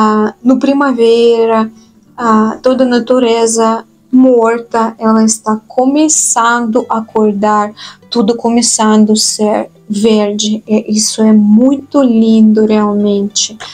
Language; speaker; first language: Portuguese; non-native, fluent; Russian